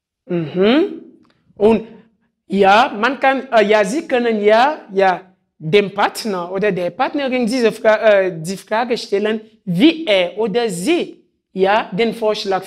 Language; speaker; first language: German; non-native, fluent; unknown